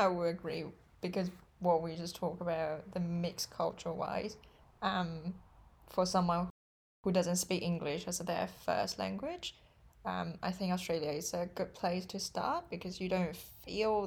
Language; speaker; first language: English; non-native, fluent; Chinese